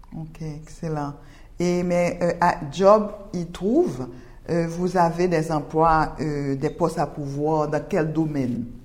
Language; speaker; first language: French; non-native, local second language; Haitian Creole